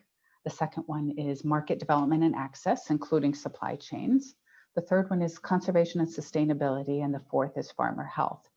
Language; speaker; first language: English; native; English